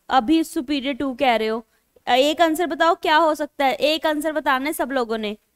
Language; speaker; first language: Hindi; non-native, local second language; Punjabi